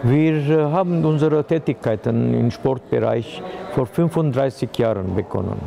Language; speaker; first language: German; non-native, fluent; Armenian